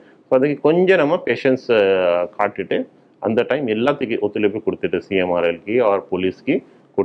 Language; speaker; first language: Tamil; non-native, fluent; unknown